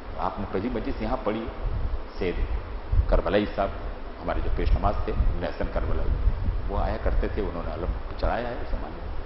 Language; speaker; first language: Urdu; non-native, local second language; Gujarati